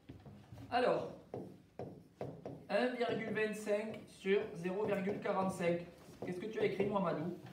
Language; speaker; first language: French; native; French